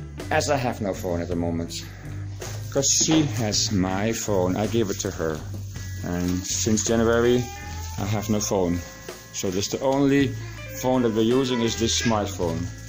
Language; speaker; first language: English; non-native, fluent; Dutch